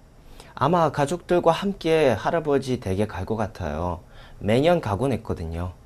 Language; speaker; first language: Korean; non-native, learner; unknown